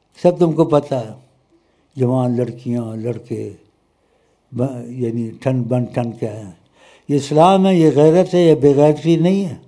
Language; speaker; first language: Urdu; non-native, local second language; Pashto